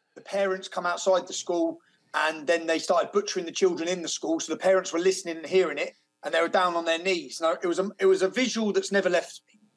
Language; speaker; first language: English; native; English